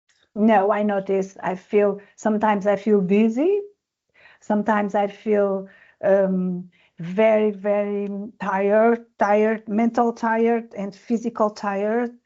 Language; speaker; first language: English; non-native, learner; Portuguese